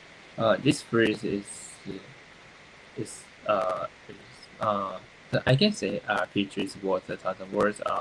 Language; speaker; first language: English; non-native, learner; Japanese